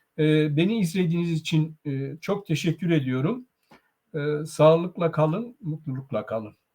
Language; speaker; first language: Turkish; non-native, local second language; Zaza